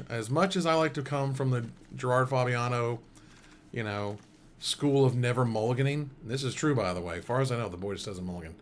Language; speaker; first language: English; native; English